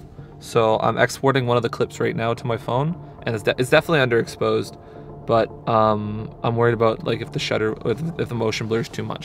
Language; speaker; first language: English; native; English